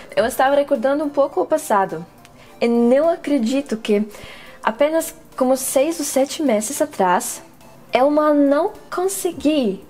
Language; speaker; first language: Portuguese; non-native, fluent; English